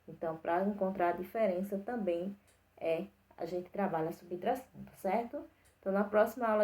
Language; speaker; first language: Portuguese; native; Portuguese